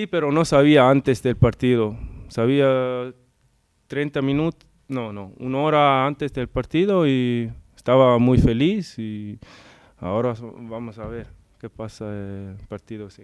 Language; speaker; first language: Spanish; non-native, learner; English